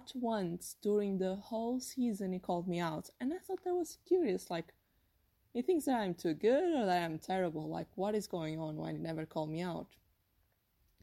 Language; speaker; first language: English; non-native, fluent; Portuguese